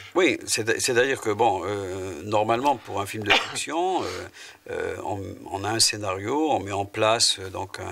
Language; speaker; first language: French; non-native, local second language; Arabic